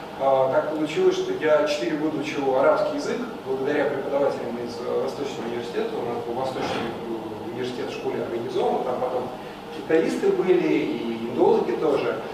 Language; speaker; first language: Russian; native; Russian